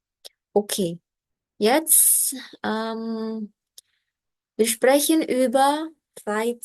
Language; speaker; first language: German; non-native, learner; Indonesian